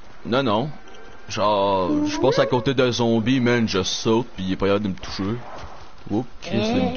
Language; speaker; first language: French; native; French